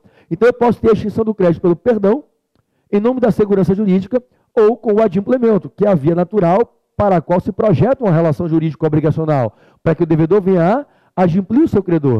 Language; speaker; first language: Portuguese; native; Portuguese